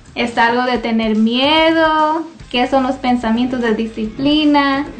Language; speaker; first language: Spanish; early bilingual, heritage; Spanish